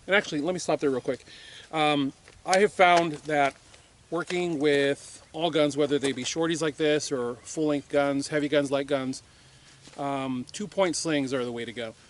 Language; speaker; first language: English; native; English